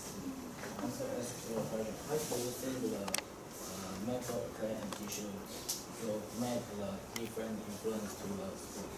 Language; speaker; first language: English; non-native, learner; Chinese